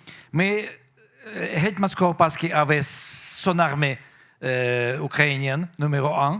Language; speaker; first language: French; non-native, fluent; Russian